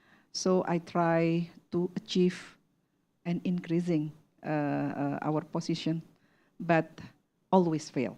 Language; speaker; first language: English; non-native, learner; Indonesian